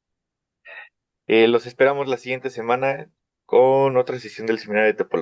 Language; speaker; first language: Spanish; native; Spanish